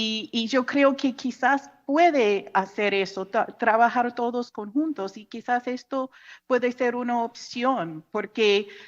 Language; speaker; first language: Spanish; non-native, fluent; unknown